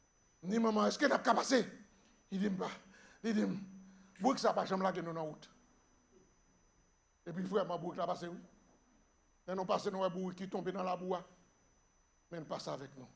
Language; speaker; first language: French; non-native, local second language; Haitian Creole